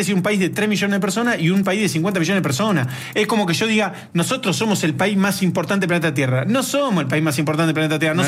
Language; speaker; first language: Spanish; native; Spanish